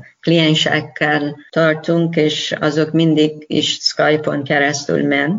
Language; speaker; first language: Hungarian; non-native, learner; Persian